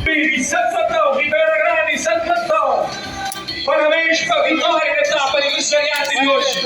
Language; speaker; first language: Portuguese; non-native, local second language; Kabuverdianu